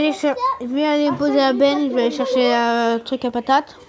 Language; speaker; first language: French; native; French